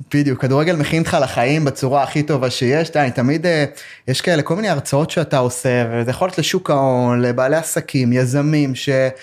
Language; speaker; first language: Hebrew; native; Hebrew